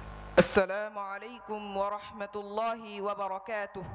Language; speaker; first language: Arabic; non-native, learner; Bangla